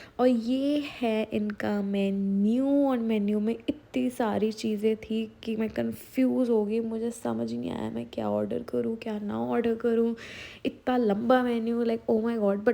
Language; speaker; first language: Hindi; native; Hindi